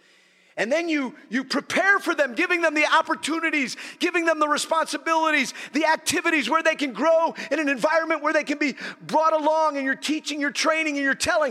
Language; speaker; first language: English; native; English